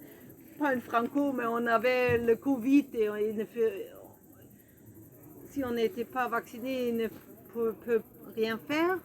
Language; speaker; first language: French; non-native, fluent; German